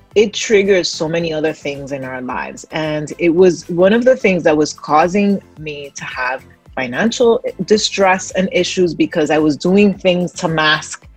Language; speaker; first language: English; early bilingual, other home language; Spanish